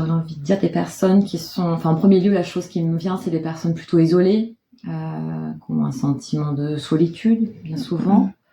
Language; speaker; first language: French; native; French